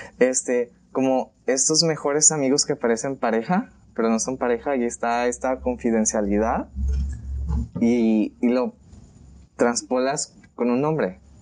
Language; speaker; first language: Spanish; native; Spanish